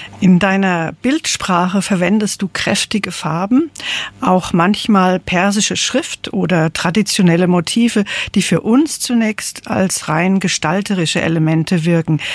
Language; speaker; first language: German; native; German